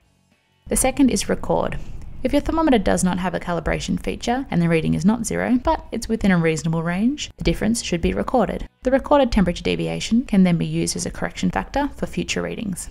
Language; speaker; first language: English; native; English